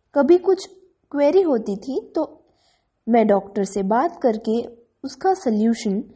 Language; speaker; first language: Hindi; non-native, local second language; Gujarati